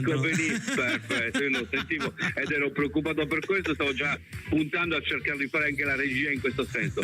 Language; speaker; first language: Italian; native; Italian